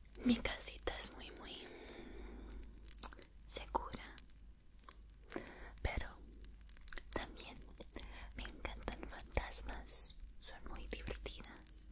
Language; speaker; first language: Spanish; non-native, learner; English